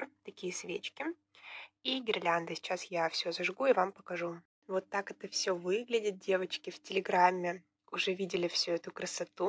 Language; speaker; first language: Russian; native; Russian